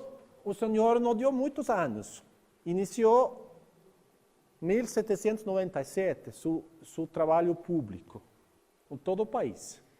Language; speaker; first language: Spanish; non-native, learner; Norwegian